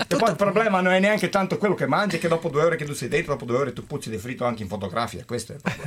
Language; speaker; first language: Italian; non-native, fluent; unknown